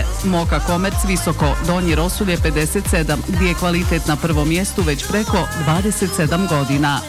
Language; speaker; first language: Bosnian; native; Bosnian